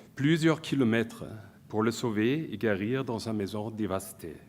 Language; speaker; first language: French; non-native, fluent; German